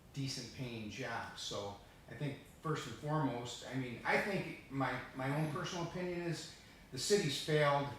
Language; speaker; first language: English; early bilingual, other home language; Italian